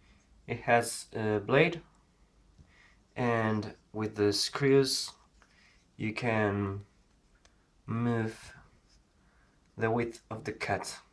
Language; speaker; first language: English; non-native, learner; Spanish